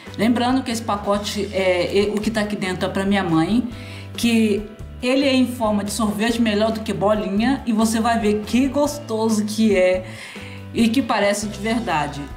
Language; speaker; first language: Portuguese; native; Portuguese